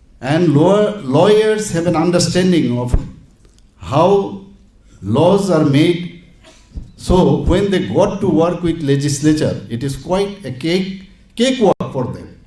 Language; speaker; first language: English; non-native, local second language; Bangla